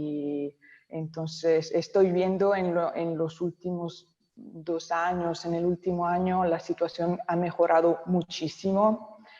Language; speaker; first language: Spanish; non-native, local second language; Italian